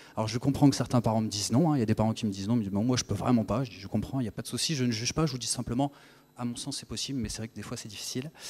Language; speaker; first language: French; native; French